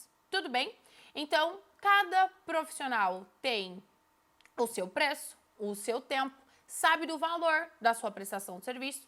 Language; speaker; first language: Portuguese; native; Portuguese